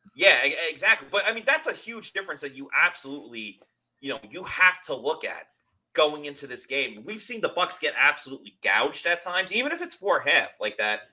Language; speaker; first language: English; native; English